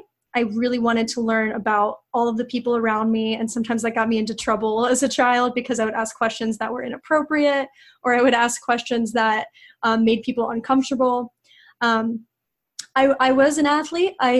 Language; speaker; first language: English; native; English